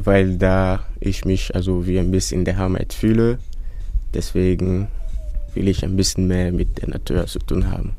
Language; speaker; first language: German; non-native, fluent; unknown